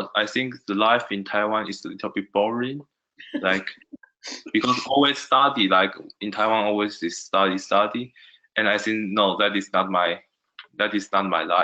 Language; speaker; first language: English; non-native, learner; Chinese